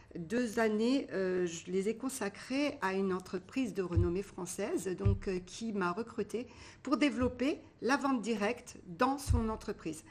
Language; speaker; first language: French; early bilingual, other home language; Portuguese